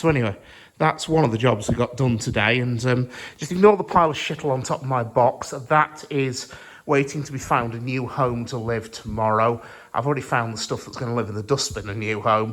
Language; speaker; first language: English; native; English